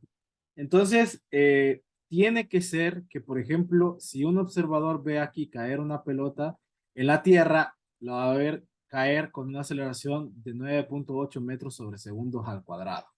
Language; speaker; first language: Spanish; native; Spanish